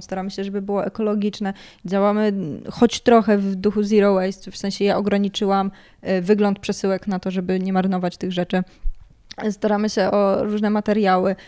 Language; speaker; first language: Polish; native; Polish